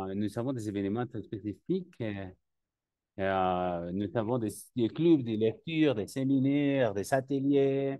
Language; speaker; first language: French; non-native, learner; Spanish